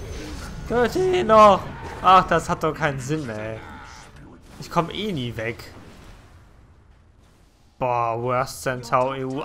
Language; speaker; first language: German; native; German